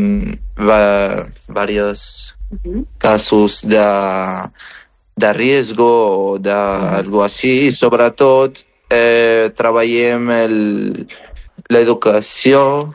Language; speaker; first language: Catalan; non-native, fluent; Arabic